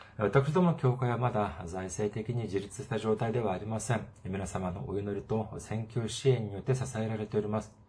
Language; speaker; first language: Japanese; non-native, fluent; Korean